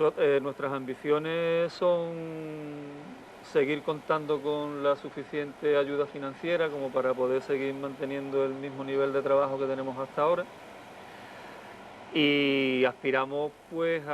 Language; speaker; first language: Spanish; native; Spanish